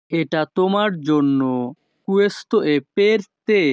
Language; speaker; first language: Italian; non-native, fluent; Bangla